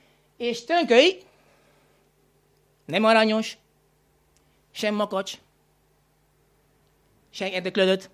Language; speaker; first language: Hungarian; non-native, learner; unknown